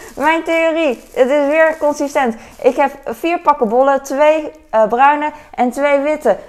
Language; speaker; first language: Dutch; native; Dutch